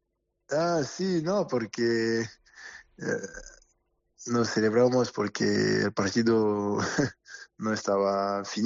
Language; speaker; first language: Spanish; non-native, learner; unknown